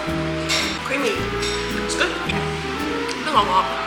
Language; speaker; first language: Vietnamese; early bilingual, heritage; Vietnamese